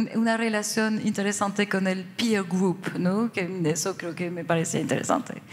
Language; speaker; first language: Spanish; non-native, fluent; French